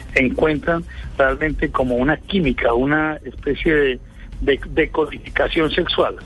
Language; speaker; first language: Spanish; native; Spanish